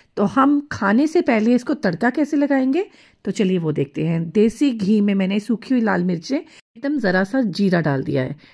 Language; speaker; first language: Hindi; non-native, local second language; Punjabi